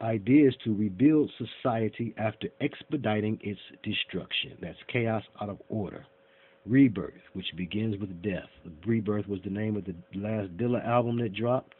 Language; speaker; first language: English; native; English